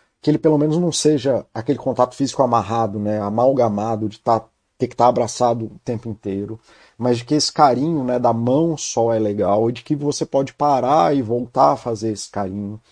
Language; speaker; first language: Portuguese; native; Portuguese